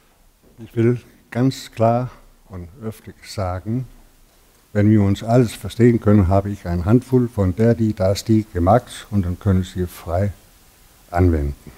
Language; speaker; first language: German; non-native, learner; Danish